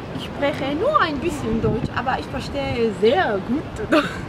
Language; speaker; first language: German; non-native, learner; Arabic